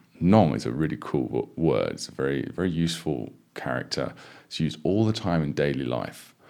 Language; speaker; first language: English; native; English